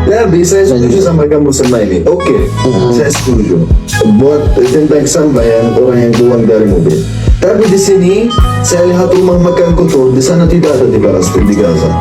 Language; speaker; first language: Indonesian; non-native, learner; Arabic